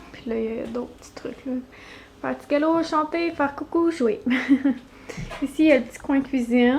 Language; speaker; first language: French; native; French